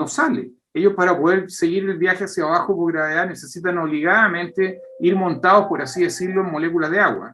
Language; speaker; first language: Spanish; native; Spanish